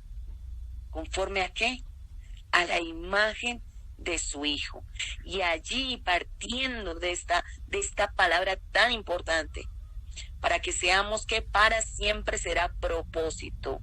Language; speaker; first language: Spanish; native; Spanish